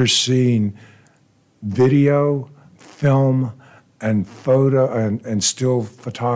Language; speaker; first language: English; native; English